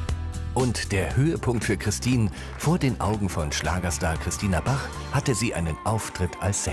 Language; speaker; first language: German; native; German